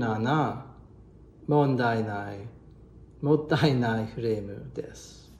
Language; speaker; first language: Japanese; non-native, learner; English